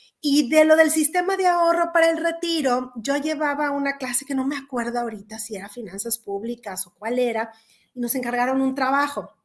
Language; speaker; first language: Spanish; native; Spanish